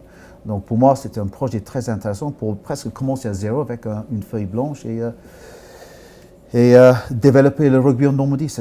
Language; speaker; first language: French; non-native, fluent; English